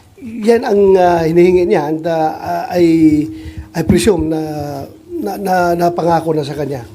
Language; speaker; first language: Filipino; native; Filipino